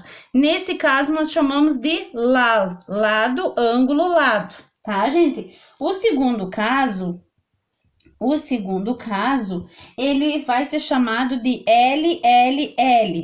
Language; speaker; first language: Portuguese; native; Portuguese